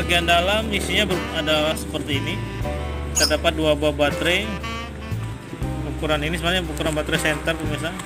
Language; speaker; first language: Indonesian; native; Indonesian